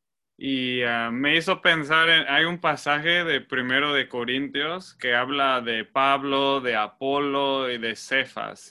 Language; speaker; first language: Spanish; non-native, fluent; English